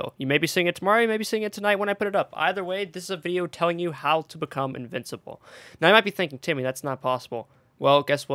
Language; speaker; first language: English; native; English